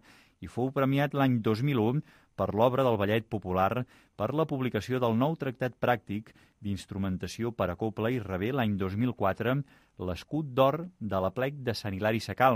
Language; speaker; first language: Catalan; native; Catalan